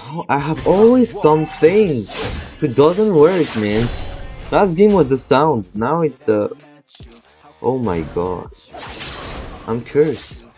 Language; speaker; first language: English; non-native, fluent; French